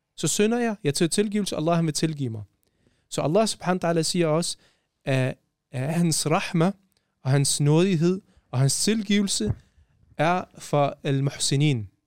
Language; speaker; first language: Danish; early bilingual, other home language; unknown